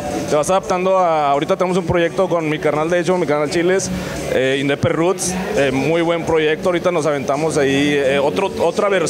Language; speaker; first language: Spanish; native; Spanish